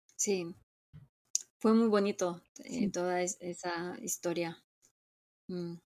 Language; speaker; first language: Spanish; non-native, fluent; Korean